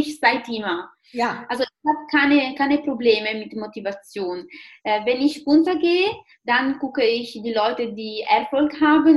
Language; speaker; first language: German; non-native, fluent; Italian